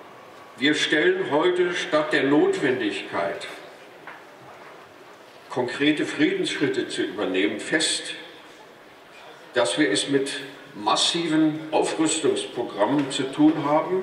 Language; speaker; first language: German; native; German